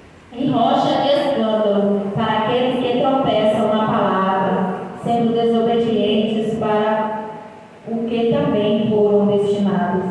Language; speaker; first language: Portuguese; native; Portuguese